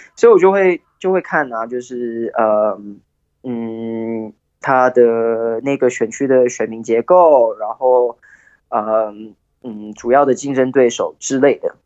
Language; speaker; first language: Chinese; early bilingual, heritage; Chinese